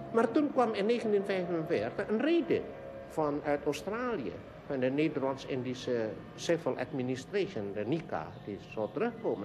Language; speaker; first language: Dutch; non-native, local second language; Indonesian